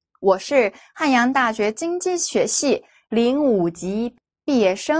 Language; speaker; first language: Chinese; non-native, fluent; Korean